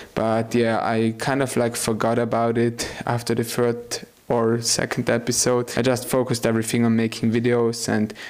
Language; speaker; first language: English; non-native, fluent; German